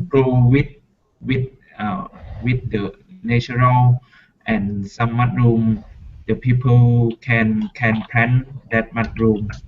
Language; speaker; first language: English; non-native, learner; Thai